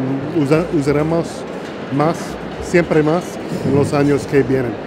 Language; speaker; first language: Spanish; non-native, learner; English